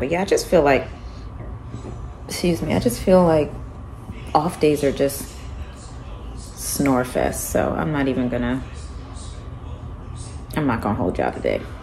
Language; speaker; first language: English; early bilingual, other home language; Spanish